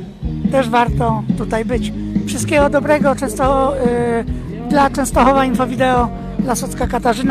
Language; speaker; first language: Polish; native; Polish